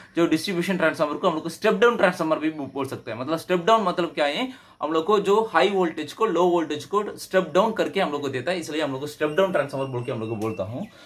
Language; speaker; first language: Hindi; non-native, local second language; Tamil